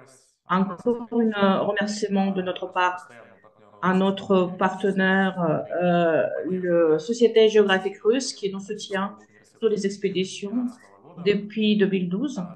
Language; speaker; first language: French; non-native, learner; Russian